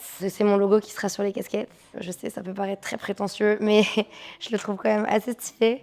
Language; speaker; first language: French; native; French